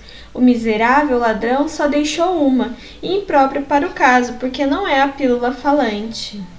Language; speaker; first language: Portuguese; native; Portuguese